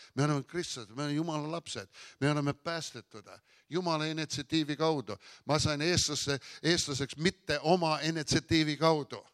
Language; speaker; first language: Estonian; early bilingual, heritage; Estonian